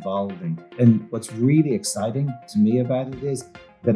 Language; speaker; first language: English; native; English